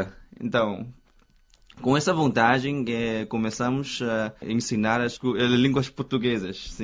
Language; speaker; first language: Portuguese; non-native, fluent; Chinese